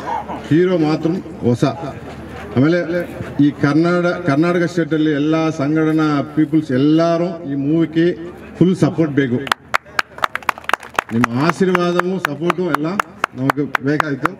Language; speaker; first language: Kannada; non-native, learner; Tamil